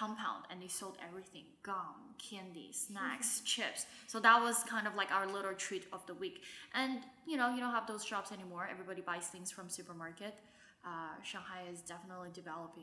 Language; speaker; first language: English; non-native, local second language; Wu Chinese